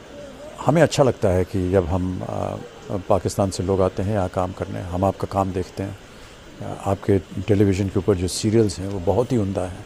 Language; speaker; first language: Hindi; native; Hindi